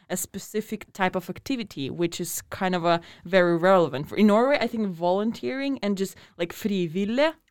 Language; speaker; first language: English; non-native, fluent; Russian